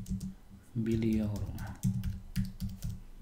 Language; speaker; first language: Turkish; non-native, learner; Slovak